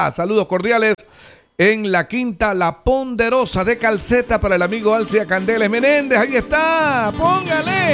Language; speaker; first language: Spanish; native; Spanish